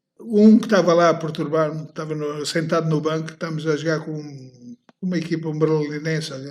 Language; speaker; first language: Portuguese; native; Portuguese